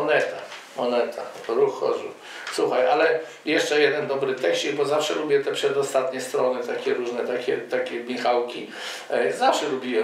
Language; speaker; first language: Polish; native; Polish